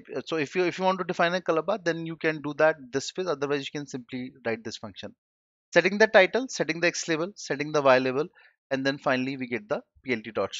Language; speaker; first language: English; non-native, local second language; Hindi